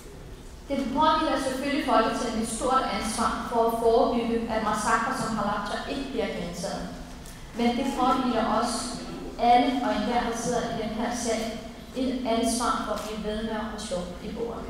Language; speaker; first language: Danish; early bilingual, other home language; Kurdish